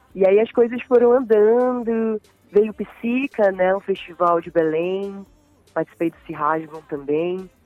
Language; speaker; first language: Portuguese; native; Portuguese